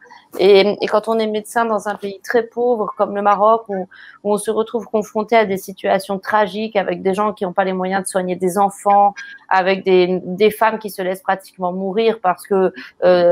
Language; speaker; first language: French; native; French